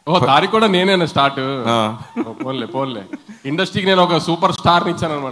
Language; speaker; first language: Telugu; native; Telugu